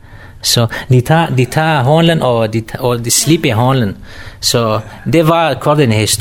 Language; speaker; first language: Danish; non-native, learner; Kurdish